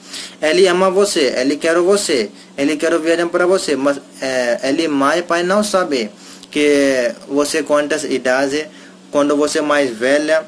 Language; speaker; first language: Portuguese; non-native, learner; Hindi